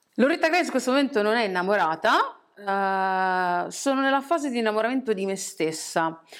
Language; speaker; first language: Italian; early bilingual, other home language; English